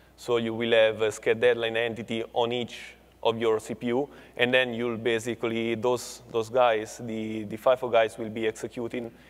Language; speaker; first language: English; non-native, fluent; Italian